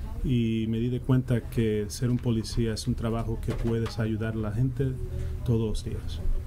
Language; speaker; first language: Spanish; early bilingual, heritage; Spanish